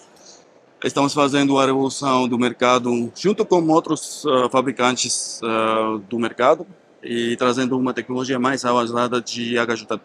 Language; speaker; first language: Portuguese; non-native, fluent; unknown